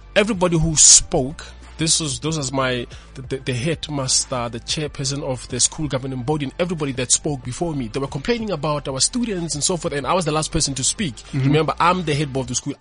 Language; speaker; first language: English; non-native, local second language; Northern Sotho